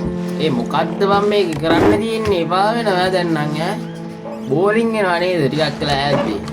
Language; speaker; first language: Sinhala; native; Sinhala